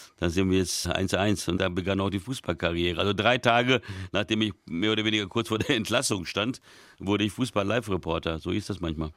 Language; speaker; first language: German; early bilingual, other home language; Hungarian